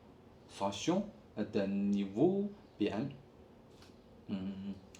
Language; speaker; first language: French; non-native, learner; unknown